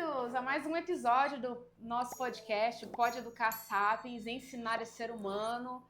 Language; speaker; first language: Portuguese; native; Portuguese